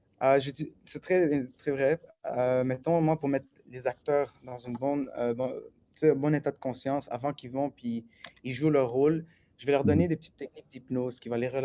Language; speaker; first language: French; native; French